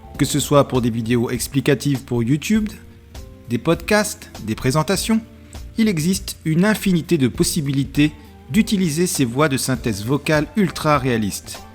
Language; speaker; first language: French; native; French